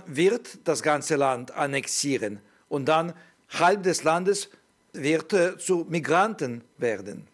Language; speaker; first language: German; non-native, learner; Ukrainian